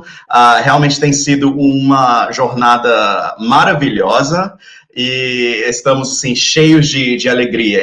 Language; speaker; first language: Portuguese; non-native, fluent; English